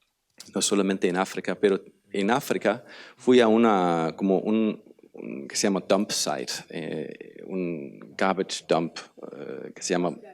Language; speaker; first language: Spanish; non-native, learner; Danish